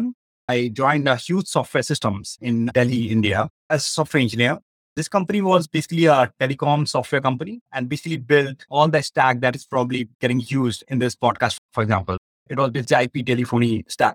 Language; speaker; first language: English; non-native, local second language; Hindi